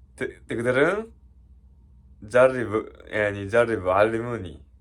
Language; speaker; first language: Arabic; non-native, learner; Japanese